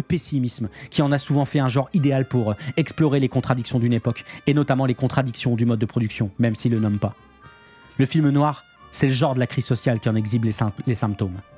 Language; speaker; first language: French; native; French